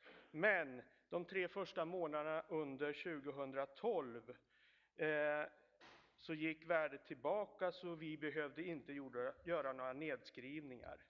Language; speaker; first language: Swedish; native; Swedish